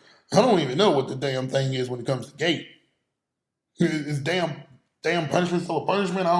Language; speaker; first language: English; native; English